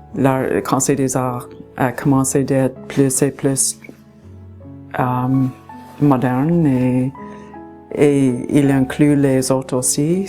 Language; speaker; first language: French; non-native, local second language; English